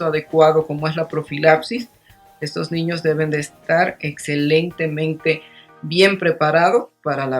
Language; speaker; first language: Spanish; native; Spanish